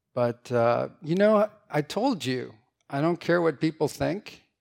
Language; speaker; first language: English; early bilingual, other home language; Korean